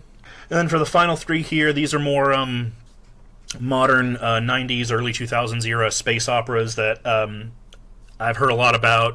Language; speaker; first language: English; native; English